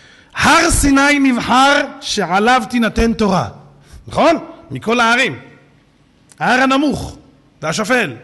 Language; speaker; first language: Hebrew; native; Hebrew